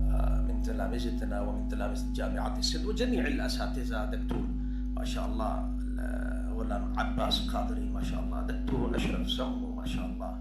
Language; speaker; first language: Arabic; non-native, fluent; Urdu